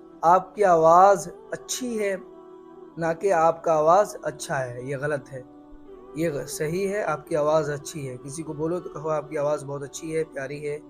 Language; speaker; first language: Urdu; native; Urdu